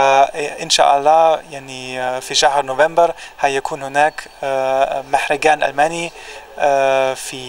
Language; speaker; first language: Arabic; non-native, fluent; German